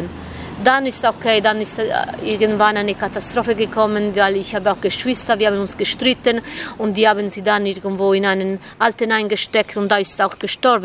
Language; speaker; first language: German; non-native, fluent; Italian